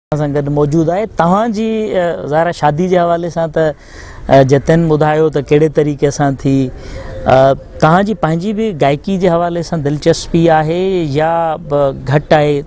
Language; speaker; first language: Sindhi; native; Sindhi